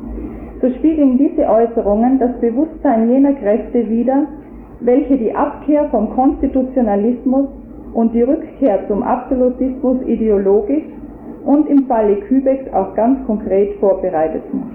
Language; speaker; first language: German; native; German